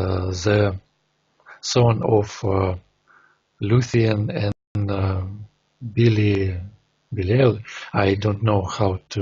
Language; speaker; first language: English; non-native, learner; Russian